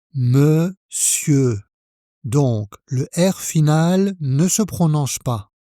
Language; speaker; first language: French; native; French